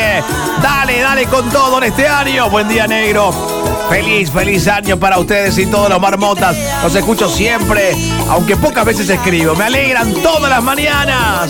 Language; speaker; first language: Spanish; native; Spanish